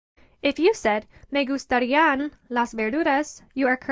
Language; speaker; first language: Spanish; non-native, fluent; English